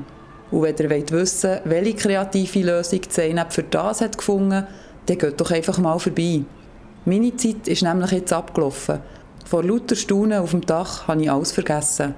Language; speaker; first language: German; native; German